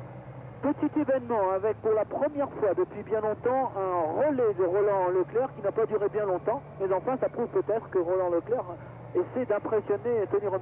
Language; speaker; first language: French; native; French